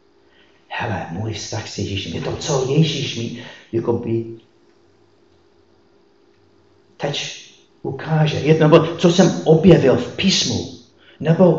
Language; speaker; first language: Czech; non-native, fluent; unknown